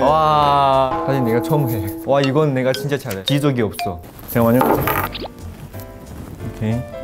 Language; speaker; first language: Korean; non-native, learner; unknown